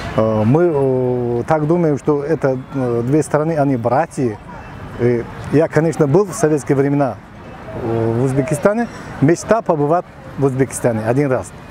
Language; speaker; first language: Russian; non-native, local second language; Tajik